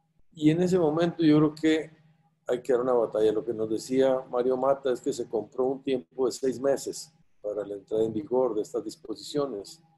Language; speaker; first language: Spanish; native; Spanish